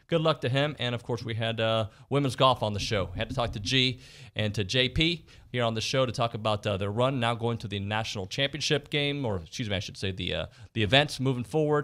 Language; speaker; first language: English; native; English